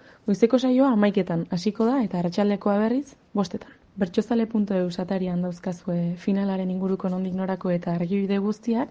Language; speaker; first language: Basque; native; Basque